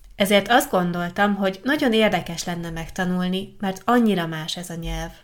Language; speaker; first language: Hungarian; non-native, fluent; Italian